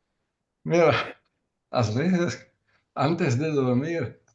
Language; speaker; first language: Spanish; non-native, learner; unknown